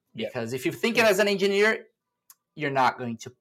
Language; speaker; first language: English; non-native, fluent; Portuguese